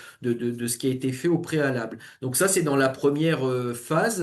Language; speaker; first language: French; native; French